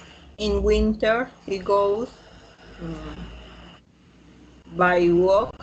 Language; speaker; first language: English; non-native, learner; Spanish